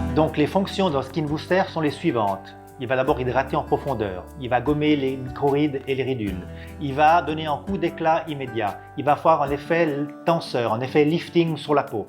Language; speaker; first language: French; non-native, fluent; Italian